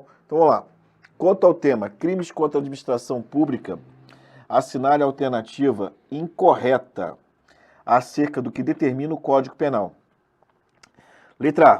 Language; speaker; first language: Portuguese; native; Portuguese